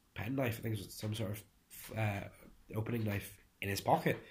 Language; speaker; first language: English; early bilingual, other home language; Hungarian